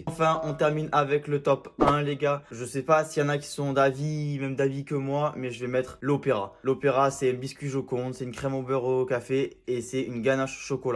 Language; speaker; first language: French; native; French